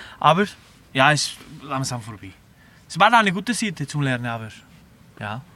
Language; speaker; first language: German; non-native, learner; Spanish